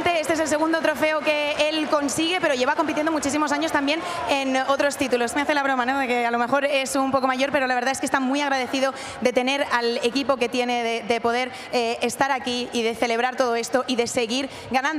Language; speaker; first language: Spanish; native; Spanish